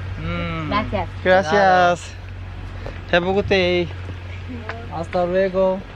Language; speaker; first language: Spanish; non-native, learner; Korean